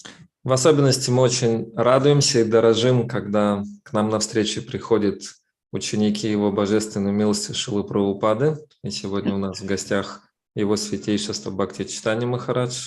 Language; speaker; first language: Russian; native; Russian